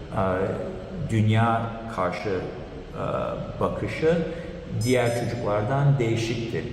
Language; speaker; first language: Turkish; early bilingual, heritage; Turkish